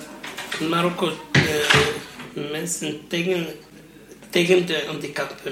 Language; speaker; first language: Dutch; non-native, learner; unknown